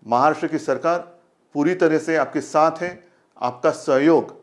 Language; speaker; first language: Hindi; non-native, local second language; Marathi